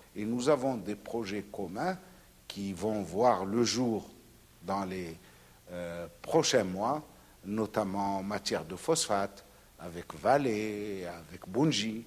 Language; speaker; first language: French; non-native, local second language; Arabic